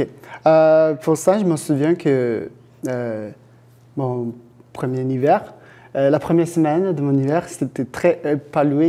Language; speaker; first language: French; non-native, fluent; Chinese